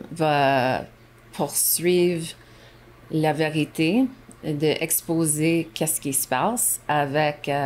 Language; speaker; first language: French; non-native, local second language; English